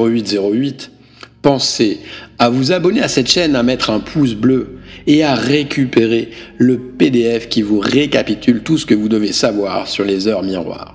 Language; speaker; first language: French; native; French